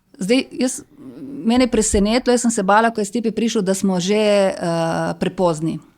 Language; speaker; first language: Slovenian; native; Slovenian